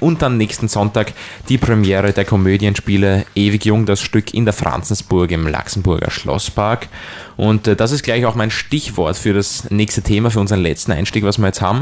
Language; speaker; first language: German; native; German